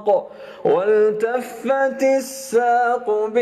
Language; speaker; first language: Arabic; native; Arabic